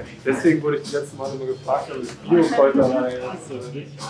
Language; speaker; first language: German; non-native, learner; Korean